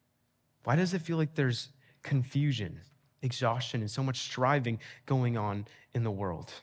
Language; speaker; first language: English; native; English